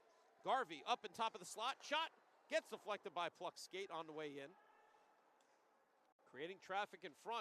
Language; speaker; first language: English; native; English